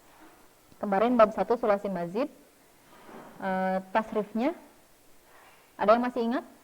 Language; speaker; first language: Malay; non-native, local second language; Sundanese